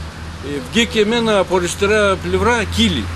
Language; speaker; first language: Greek; non-native, learner; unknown